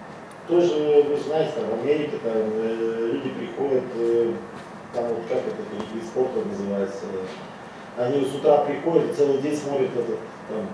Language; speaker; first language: Russian; native; Russian